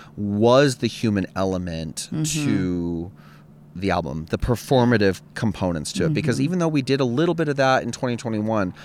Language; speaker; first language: English; native; English